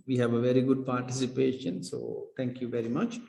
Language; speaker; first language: English; non-native, local second language; Sinhala